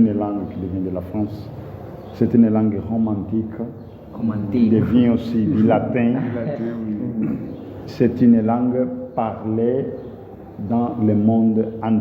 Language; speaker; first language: French; non-native, fluent; Portuguese